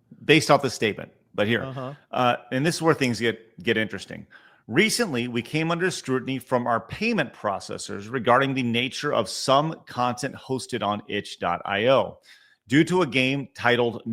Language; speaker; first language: English; native; English